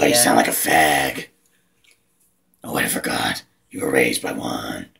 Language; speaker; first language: English; native; English